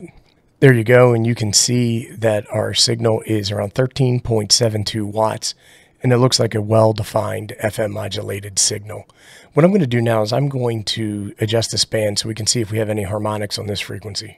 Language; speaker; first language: English; native; English